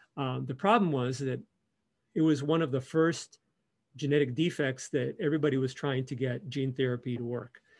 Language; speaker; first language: English; native; English